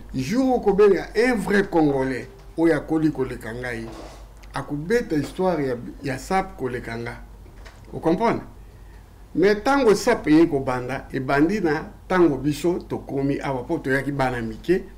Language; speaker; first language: Lingala; native; Lingala